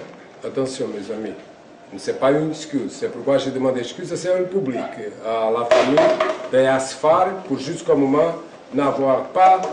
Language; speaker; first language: French; non-native, fluent; Portuguese